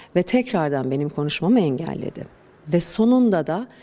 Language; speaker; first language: Turkish; non-native, fluent; Persian